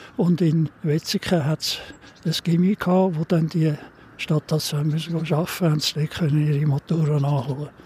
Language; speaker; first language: German; native; German